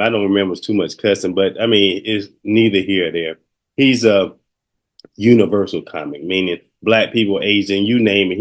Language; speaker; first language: English; native; English